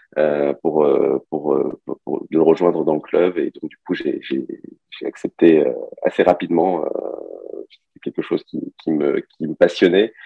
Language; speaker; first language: French; early bilingual, other home language; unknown